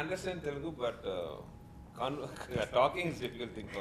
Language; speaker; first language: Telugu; non-native, learner; Tamil